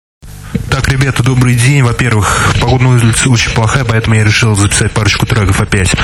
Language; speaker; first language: Russian; native; Russian